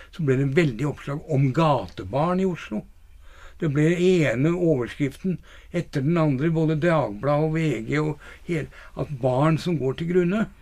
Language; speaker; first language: Norwegian; native; Norwegian